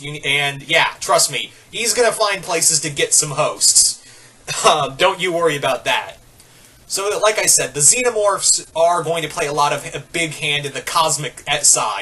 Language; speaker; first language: English; native; English